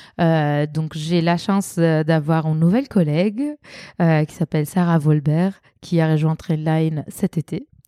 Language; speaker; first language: French; non-native, fluent; Italian